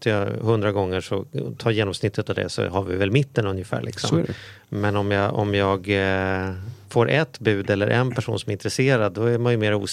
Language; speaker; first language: Swedish; native; Swedish